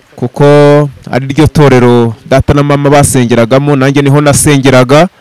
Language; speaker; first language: Kinyarwanda; native; Kinyarwanda